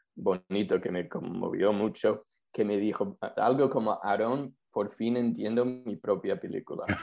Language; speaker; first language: Spanish; non-native, fluent; English